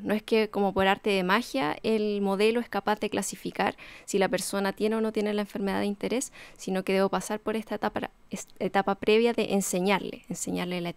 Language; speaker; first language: Spanish; native; Spanish